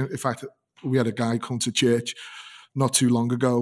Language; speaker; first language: English; native; English